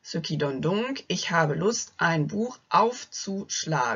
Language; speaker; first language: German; non-native, fluent; French